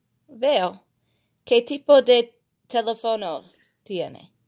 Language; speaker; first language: Spanish; non-native, learner; English